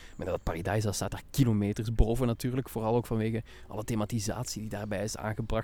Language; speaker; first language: Dutch; native; Dutch